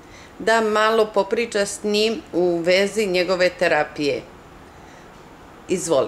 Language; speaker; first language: Bosnian; native; Bosnian